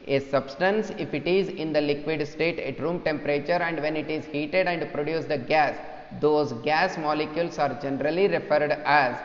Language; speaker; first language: English; non-native, local second language; Kannada